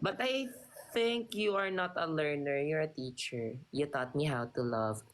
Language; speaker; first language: English; non-native, local second language; Filipino